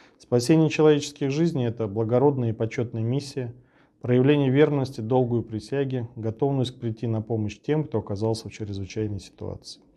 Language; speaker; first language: Russian; native; Russian